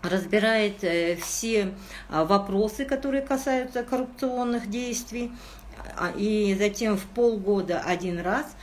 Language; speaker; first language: Russian; non-native, local second language; Kazakh